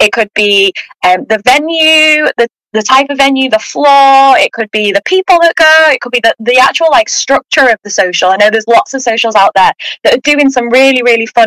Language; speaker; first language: English; native; English